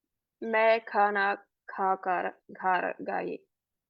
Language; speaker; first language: Hindi; non-native, learner; English